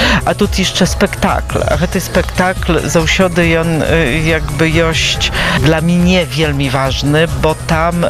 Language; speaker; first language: Polish; non-native, local second language; Belarusian